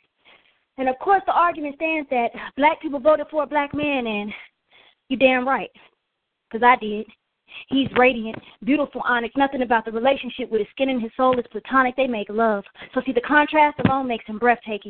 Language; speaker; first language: English; native; English